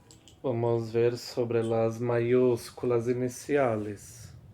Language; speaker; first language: Spanish; non-native, fluent; Portuguese